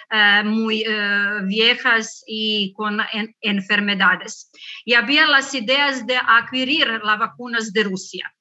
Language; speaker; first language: Spanish; non-native, learner; Croatian